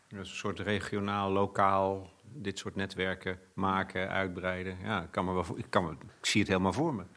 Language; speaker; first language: Dutch; native; Dutch